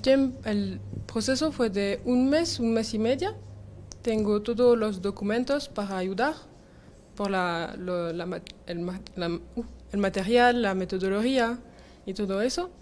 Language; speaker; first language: Spanish; non-native, learner; French